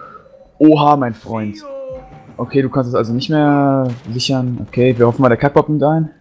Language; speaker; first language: German; native; German